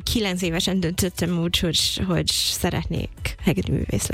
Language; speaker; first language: Hungarian; non-native, fluent; English